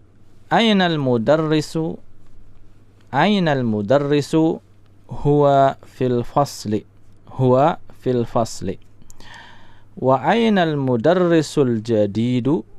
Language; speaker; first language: Arabic; non-native, fluent; Indonesian